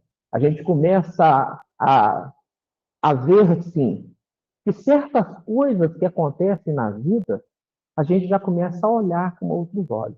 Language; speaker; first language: Portuguese; native; Portuguese